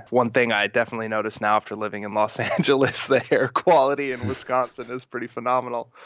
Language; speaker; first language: English; native; English